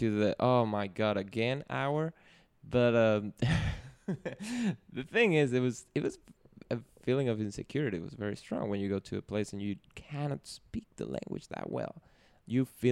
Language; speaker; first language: English; non-native, fluent; Spanish